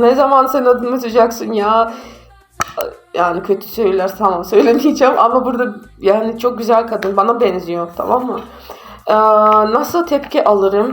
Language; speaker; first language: Turkish; non-native, fluent; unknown